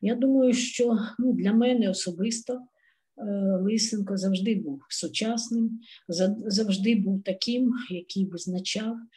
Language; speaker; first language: Ukrainian; native; Ukrainian